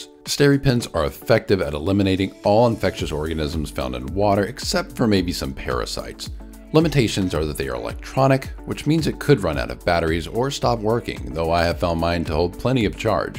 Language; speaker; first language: English; native; English